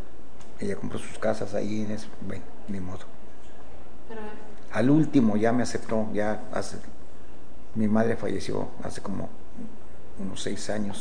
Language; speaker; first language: Spanish; native; Spanish